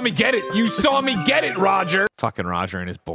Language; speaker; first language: English; native; English